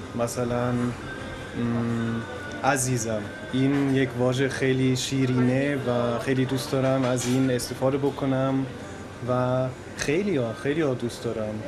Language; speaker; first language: Persian; non-native, learner; German